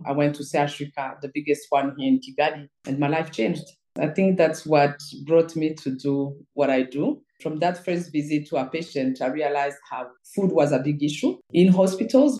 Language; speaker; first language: English; non-native, local second language; Kinyarwanda